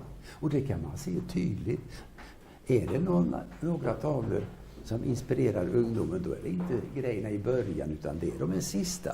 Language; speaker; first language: Swedish; native; Swedish